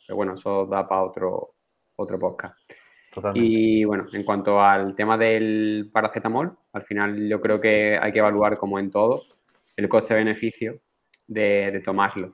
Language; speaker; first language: Spanish; native; Spanish